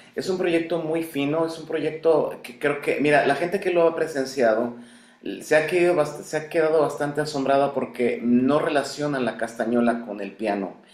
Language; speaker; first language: Spanish; native; Spanish